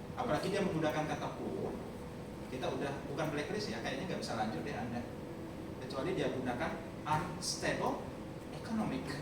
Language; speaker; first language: Indonesian; non-native, local second language; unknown